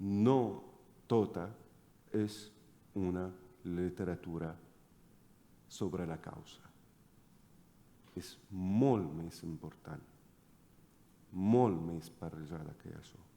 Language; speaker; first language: Catalan; non-native, fluent; Arabic